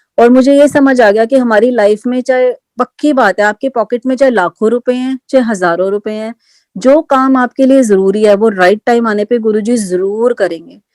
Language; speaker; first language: Hindi; native; Hindi